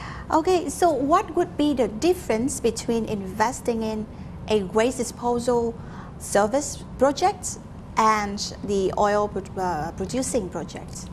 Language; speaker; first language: English; non-native, fluent; Vietnamese